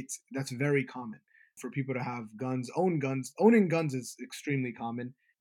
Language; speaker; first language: English; native; English